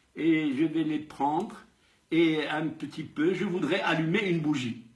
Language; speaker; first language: French; non-native, local second language; Arabic